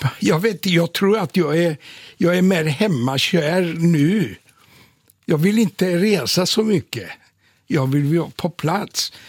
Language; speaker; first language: Swedish; non-native, fluent; Polish